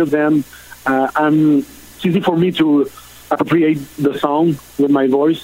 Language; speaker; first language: English; non-native, learner; French